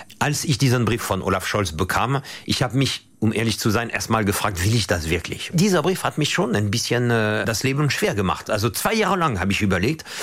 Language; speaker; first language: German; non-native, fluent; French